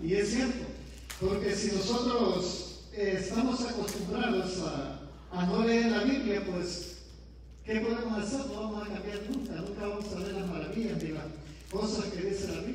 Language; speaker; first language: Spanish; native; Spanish